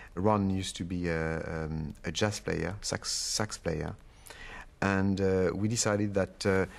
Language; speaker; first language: English; non-native, fluent; French